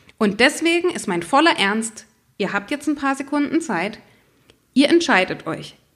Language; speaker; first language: German; native; German